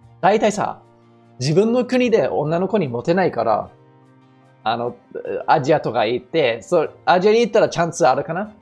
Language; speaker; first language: Japanese; non-native, fluent; English